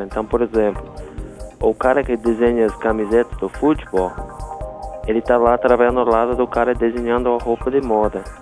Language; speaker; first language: Portuguese; non-native, fluent; English